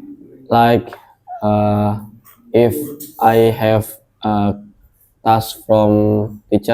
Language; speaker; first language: English; non-native, learner; Indonesian